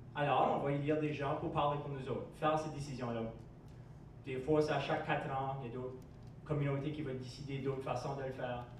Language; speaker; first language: French; non-native, local second language; English